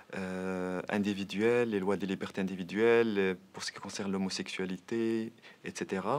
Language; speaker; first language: French; non-native, local second language; Arabic